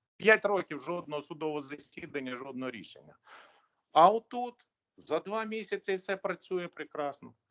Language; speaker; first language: Ukrainian; native; Ukrainian